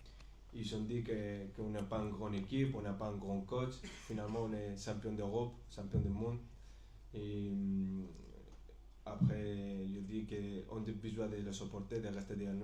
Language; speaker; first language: French; non-native, fluent; Spanish